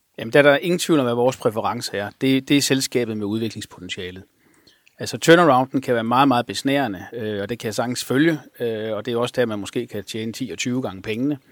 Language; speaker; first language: Danish; native; Danish